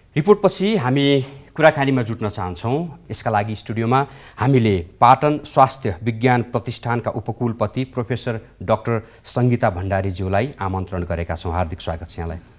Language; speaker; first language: Nepali; native; Nepali